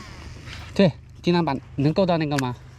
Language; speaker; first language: Chinese; native; Chinese